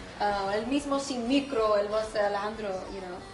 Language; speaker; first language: Spanish; non-native, fluent; Portuguese